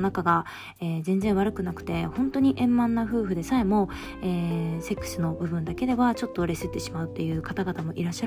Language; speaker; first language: Japanese; native; Japanese